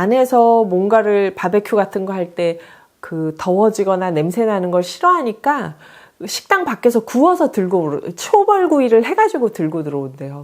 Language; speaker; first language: Korean; native; Korean